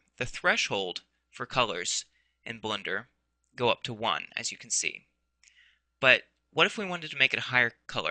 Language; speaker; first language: English; native; English